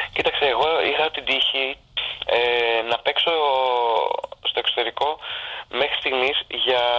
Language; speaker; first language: Greek; native; Greek